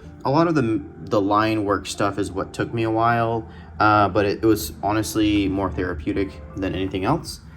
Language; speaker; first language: English; native; English